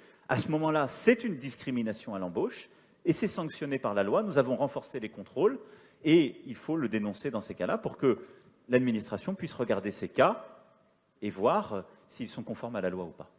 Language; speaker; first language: French; native; French